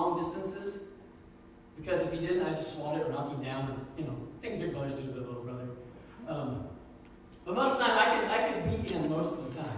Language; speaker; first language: English; native; English